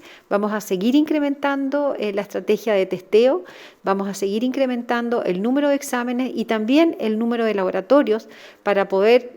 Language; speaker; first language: Spanish; native; Spanish